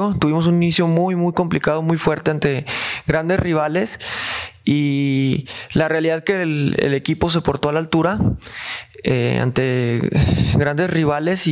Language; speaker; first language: Spanish; native; Spanish